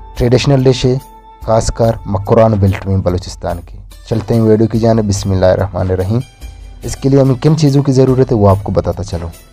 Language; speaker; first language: Urdu; non-native, local second language; Baluchi